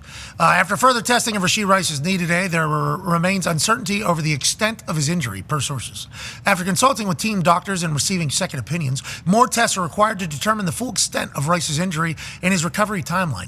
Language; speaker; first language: English; native; English